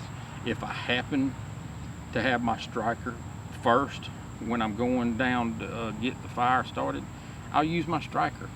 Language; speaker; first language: English; native; English